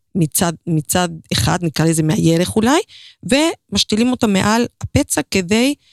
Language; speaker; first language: Hebrew; non-native, fluent; Spanish